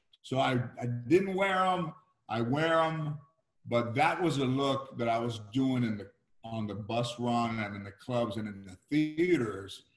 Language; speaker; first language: English; early bilingual, other home language; Spanish